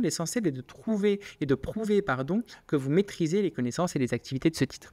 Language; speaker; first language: French; native; French